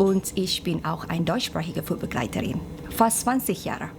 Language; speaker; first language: German; non-native, fluent; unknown